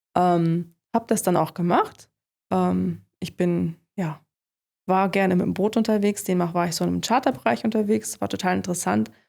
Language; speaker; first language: German; native; German